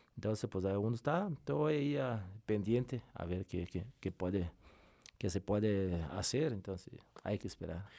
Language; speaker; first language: Spanish; non-native, fluent; Portuguese